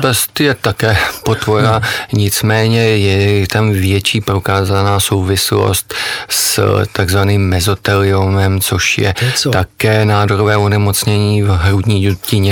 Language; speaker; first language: Czech; native; Czech